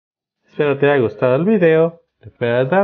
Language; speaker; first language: Spanish; native; Spanish